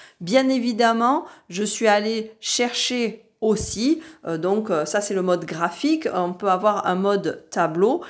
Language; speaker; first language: French; native; French